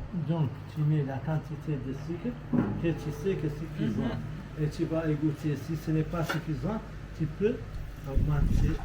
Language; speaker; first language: French; non-native, local second language; Arabic